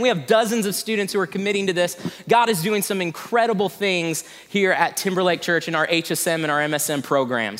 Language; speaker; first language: English; native; English